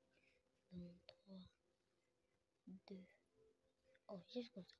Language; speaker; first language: French; non-native, local second language; Lingala